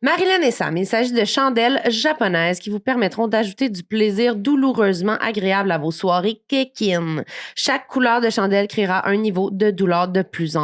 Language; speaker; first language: French; native; French